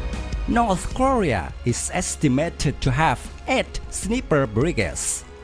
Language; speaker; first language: English; non-native, fluent; Vietnamese